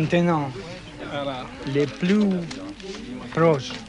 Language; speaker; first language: French; non-native, fluent; Russian